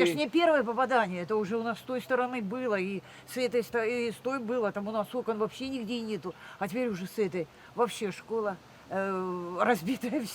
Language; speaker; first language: Russian; native; Russian